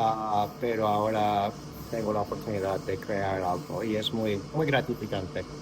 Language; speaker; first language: Spanish; non-native, fluent; English